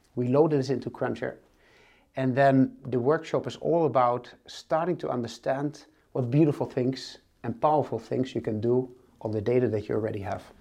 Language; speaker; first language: English; non-native, fluent; Dutch